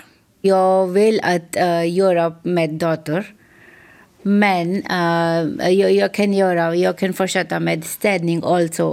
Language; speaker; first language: Swedish; non-native, learner; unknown